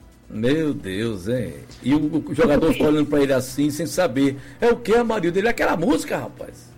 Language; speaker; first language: Portuguese; native; Portuguese